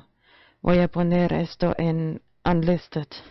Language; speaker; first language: Spanish; non-native, fluent; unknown